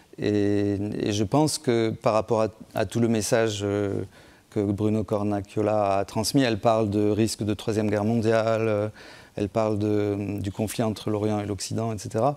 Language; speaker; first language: French; native; French